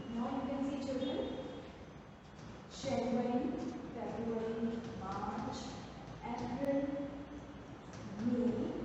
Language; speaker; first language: English; non-native, local second language; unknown